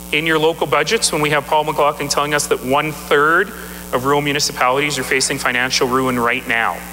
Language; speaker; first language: English; native; English